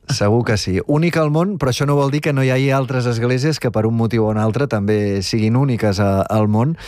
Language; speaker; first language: Catalan; native; Catalan